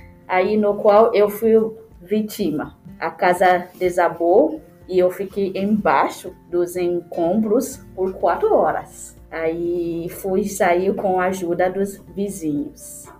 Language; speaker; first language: Portuguese; non-native, learner; Haitian Creole